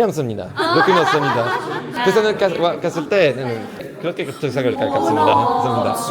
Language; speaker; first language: Korean; non-native, learner; English